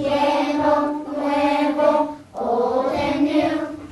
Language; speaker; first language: Spanish; non-native, learner; English